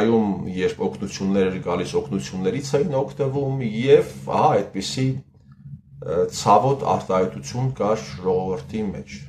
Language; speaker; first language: Armenian; native; Armenian